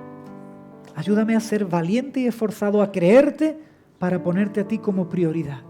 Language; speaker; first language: Spanish; native; Spanish